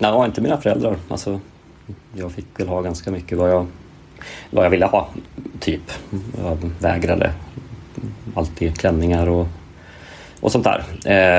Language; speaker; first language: Swedish; native; Swedish